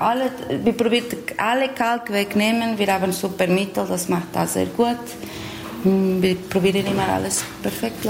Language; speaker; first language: German; non-native, learner; Portuguese